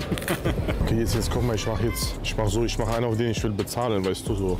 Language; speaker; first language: German; native; German